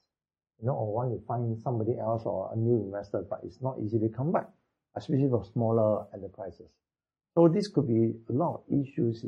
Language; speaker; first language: English; non-native, local second language; Cantonese